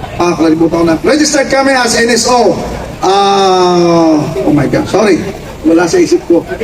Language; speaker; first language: Filipino; non-native, local second language; Iloko